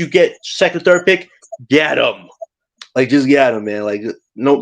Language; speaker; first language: English; native; English